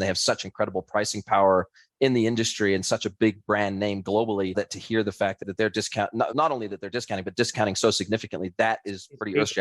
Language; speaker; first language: English; native; English